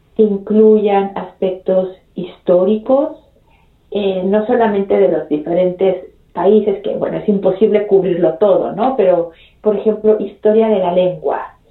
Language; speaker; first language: Spanish; native; Spanish